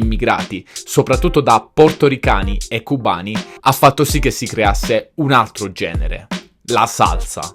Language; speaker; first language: Italian; native; Italian